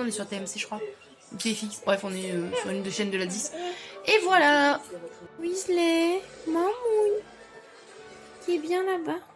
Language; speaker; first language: French; native; French